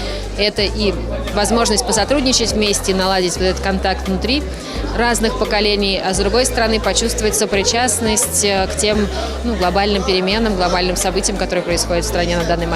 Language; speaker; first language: Russian; native; Russian